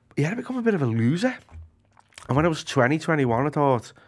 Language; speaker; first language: English; native; English